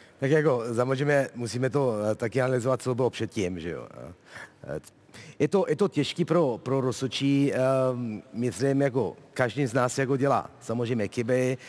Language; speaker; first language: Czech; non-native, fluent; Italian